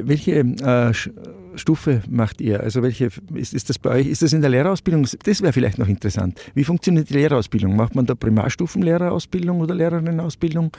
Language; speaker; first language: German; native; German